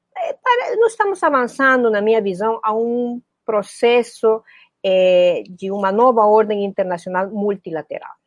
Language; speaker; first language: Portuguese; non-native, fluent; Spanish